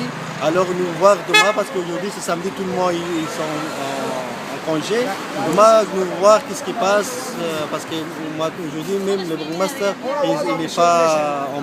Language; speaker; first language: French; non-native, learner; Persian